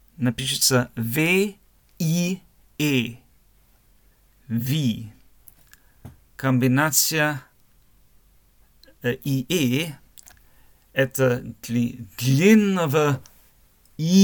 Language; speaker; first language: Russian; non-native, fluent; German